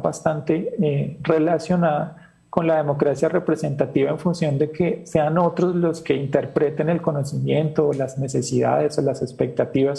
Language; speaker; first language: Spanish; native; Spanish